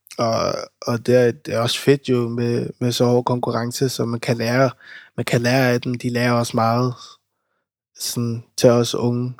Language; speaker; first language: Danish; early bilingual, other home language; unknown